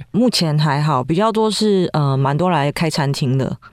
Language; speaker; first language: Chinese; native; Chinese